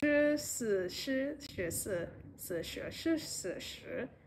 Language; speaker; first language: Chinese; non-native, learner; English